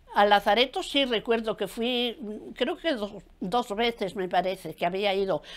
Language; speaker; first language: Spanish; native; Spanish